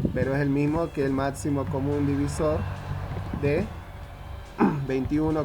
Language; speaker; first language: Spanish; native; Spanish